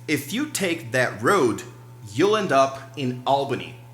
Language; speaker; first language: English; non-native, fluent; Portuguese